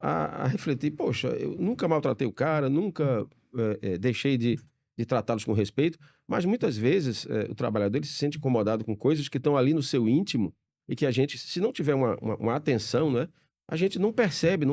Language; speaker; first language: Portuguese; native; Portuguese